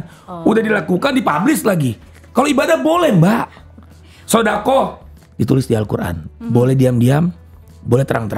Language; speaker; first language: Indonesian; native; Indonesian